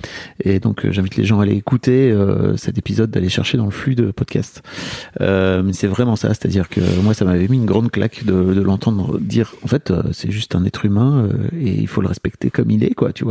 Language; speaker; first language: French; native; French